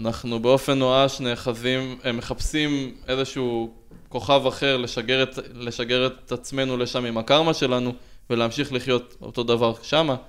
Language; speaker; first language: Hebrew; native; Hebrew